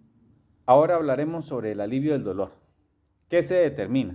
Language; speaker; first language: Spanish; native; Spanish